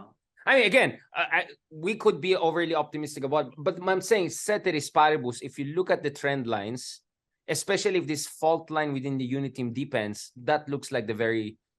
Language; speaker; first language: English; non-native, local second language; Filipino